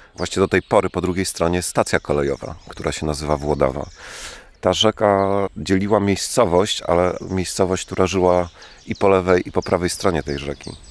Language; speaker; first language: Polish; native; Polish